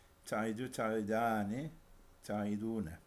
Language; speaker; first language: Arabic; non-native, fluent; Turkish